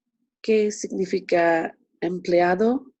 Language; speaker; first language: Spanish; non-native, learner; English